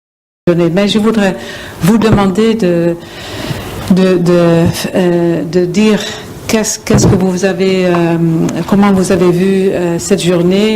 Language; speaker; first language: French; non-native, fluent; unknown